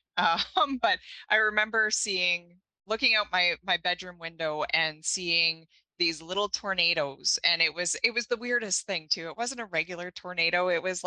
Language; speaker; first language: English; native; English